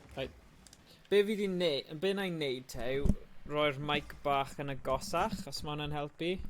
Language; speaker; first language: Welsh; native; Welsh